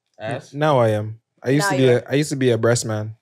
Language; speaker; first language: English; native; English